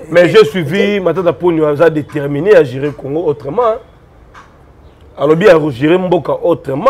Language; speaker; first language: French; non-native, local second language; Lingala